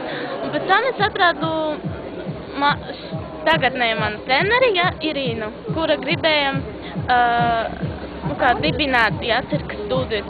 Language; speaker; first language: Latvian; non-native, local second language; Russian